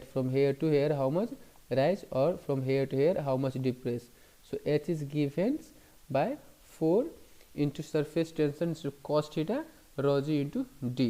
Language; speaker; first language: English; non-native, local second language; Hindi